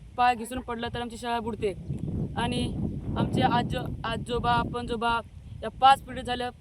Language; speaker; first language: Marathi; non-native, local second language; Lambadi